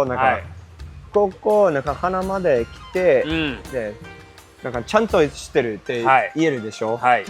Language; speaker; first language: Japanese; non-native, fluent; English